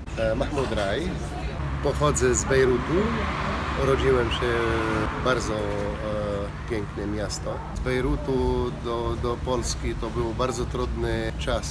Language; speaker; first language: Polish; non-native, learner; Arabic